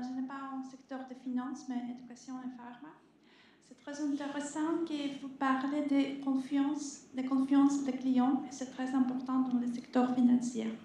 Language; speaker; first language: French; non-native, learner; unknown